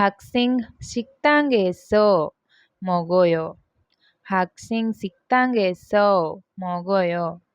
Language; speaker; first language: Korean; non-native, learner; Hindi